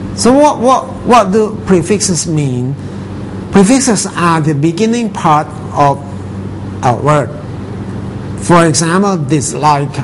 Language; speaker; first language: English; non-native, fluent; Thai